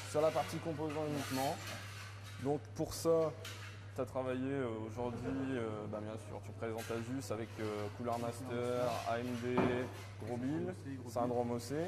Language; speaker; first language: French; native; French